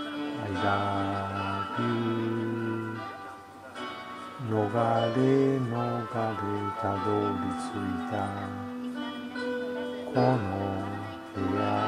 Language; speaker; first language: Japanese; native; Japanese